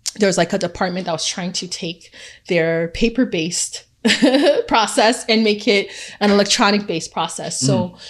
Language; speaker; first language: English; early bilingual, other home language; Akan